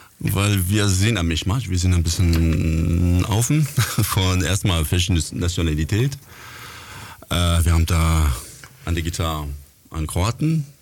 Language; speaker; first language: German; non-native, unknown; French